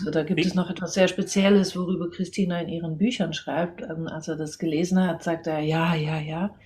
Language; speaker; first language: German; non-native, fluent; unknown